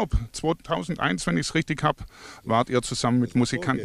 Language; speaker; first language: German; native; German